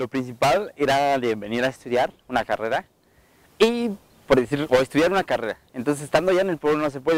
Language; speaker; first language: Spanish; non-native, local second language; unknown